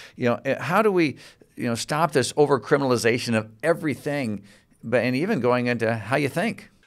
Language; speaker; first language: English; native; English